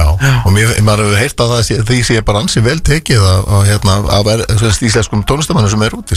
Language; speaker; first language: Icelandic; native; Icelandic